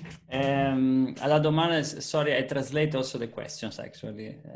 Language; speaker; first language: English; non-native, fluent; Italian